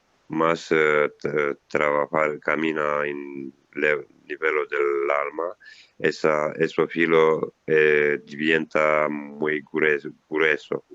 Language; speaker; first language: Spanish; non-native, learner; Italian